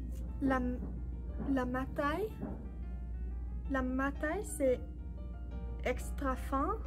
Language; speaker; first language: French; non-native, learner; English